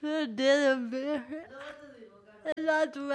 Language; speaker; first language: Spanish; non-native, learner; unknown